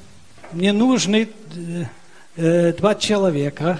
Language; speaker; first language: Russian; early bilingual, heritage; Russian